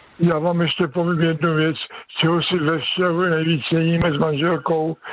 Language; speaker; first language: Czech; native; Czech